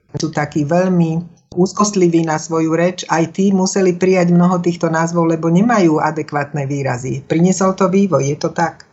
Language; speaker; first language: Slovak; native; Slovak